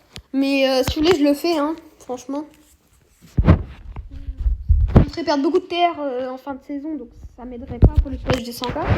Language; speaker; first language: French; native; French